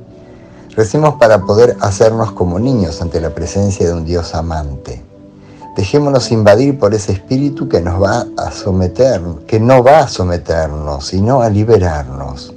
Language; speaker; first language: Spanish; native; Spanish